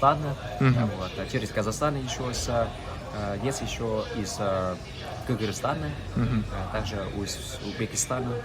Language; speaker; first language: Russian; non-native, learner; Vietnamese